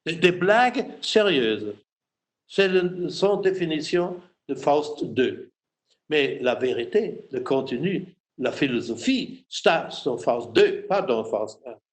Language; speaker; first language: French; non-native, fluent; German